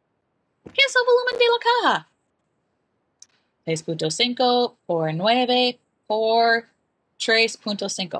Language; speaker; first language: Spanish; non-native, learner; English